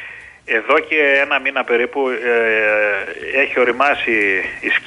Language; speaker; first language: Greek; native; Greek